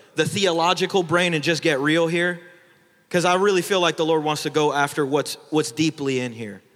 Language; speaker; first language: English; early bilingual, other home language; Filipino